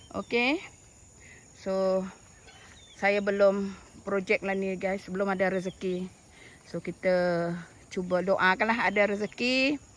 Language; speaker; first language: Malay; non-native, local second language; Iban